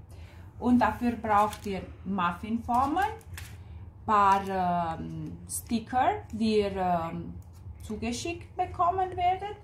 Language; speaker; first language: German; non-native, fluent; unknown